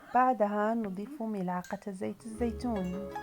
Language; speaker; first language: Arabic; native; Arabic